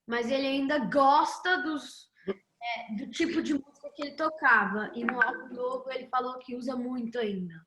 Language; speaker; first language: Portuguese; early bilingual, heritage; Portuguese